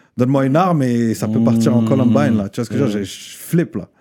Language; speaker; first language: French; non-native, local second language; Arabic